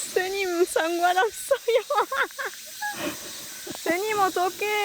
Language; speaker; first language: Korean; non-native, learner; French